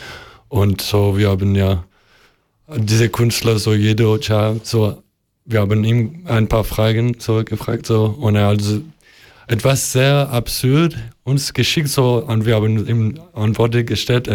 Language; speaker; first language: German; non-native, learner; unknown